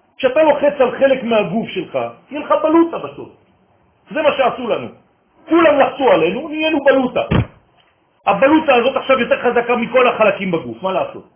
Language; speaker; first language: Hebrew; non-native, fluent; French